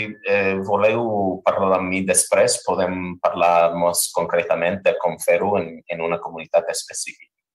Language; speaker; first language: Catalan; non-native, fluent; English